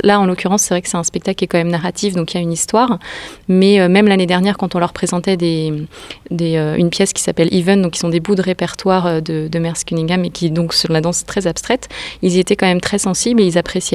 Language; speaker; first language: French; native; French